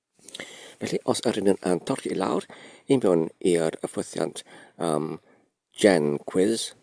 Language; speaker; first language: Welsh; non-native, learner; Polish